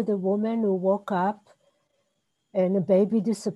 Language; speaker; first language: English; non-native, fluent; Hebrew